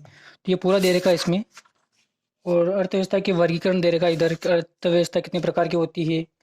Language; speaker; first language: Hindi; native; Hindi